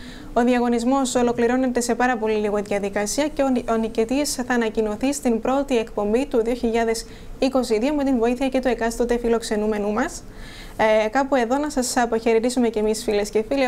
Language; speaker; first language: Greek; native; Greek